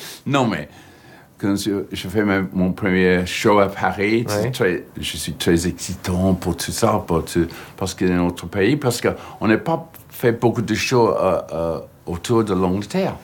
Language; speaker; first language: French; non-native, fluent; English